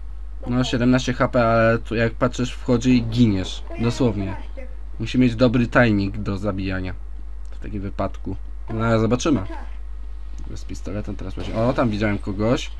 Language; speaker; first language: Polish; native; Polish